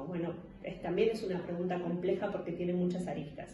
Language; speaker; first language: Spanish; native; Spanish